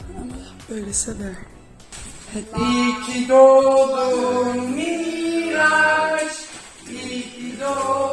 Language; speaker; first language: Turkish; non-native, fluent; Dutch